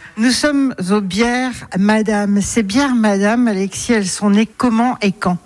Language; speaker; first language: French; native; French